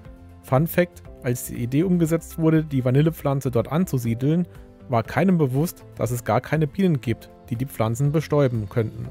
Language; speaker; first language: German; native; German